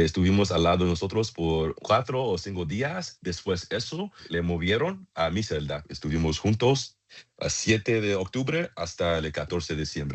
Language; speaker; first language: Spanish; non-native, learner; English